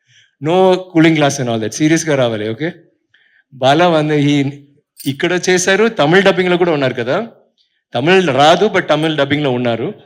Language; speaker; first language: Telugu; non-native, learner; Tamil